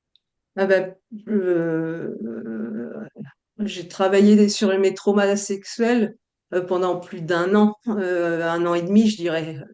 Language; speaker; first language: French; native; French